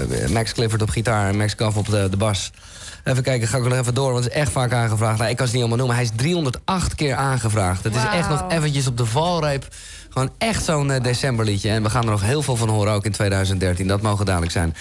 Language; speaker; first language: Dutch; native; Dutch